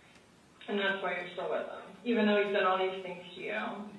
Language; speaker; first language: English; native; English